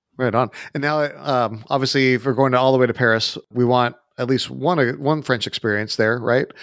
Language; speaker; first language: English; native; English